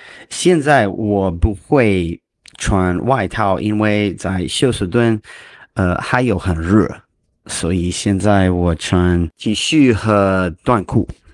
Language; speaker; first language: Chinese; non-native, learner; English